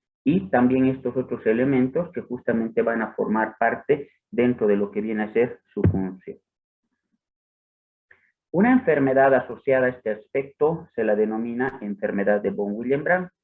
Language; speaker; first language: Spanish; native; Spanish